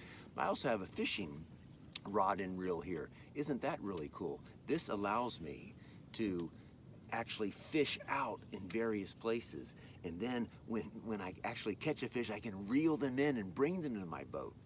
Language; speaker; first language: English; native; English